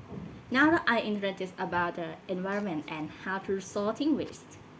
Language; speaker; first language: English; non-native, learner; Thai